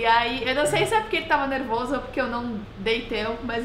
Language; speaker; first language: Portuguese; native; Portuguese